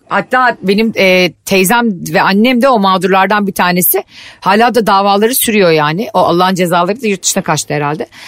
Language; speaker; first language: Turkish; native; Turkish